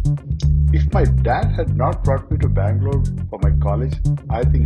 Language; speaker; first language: English; non-native, local second language; Kannada